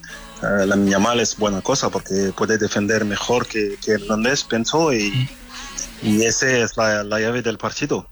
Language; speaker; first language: Spanish; non-native, fluent; French